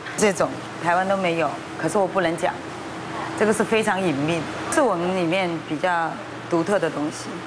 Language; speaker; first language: Chinese; native; Chinese